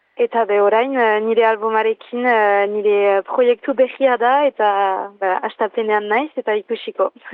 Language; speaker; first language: Basque; non-native, local second language; French